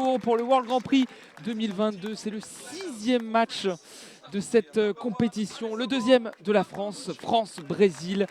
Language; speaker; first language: French; native; French